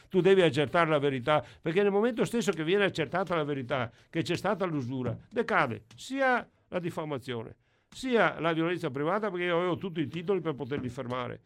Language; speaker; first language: Italian; native; Italian